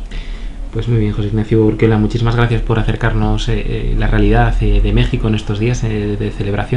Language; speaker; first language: Spanish; native; Spanish